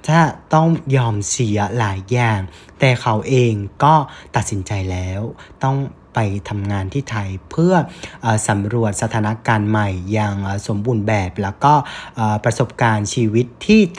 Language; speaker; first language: Thai; non-native, fluent; Vietnamese